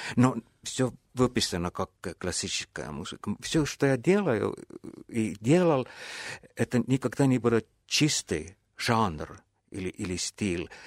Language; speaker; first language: Russian; non-native, fluent; Estonian